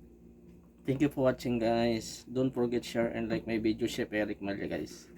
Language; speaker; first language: English; non-native, local second language; Filipino